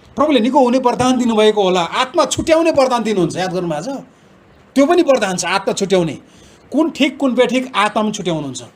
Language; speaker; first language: Nepali; non-native, local second language; Eastern Tamang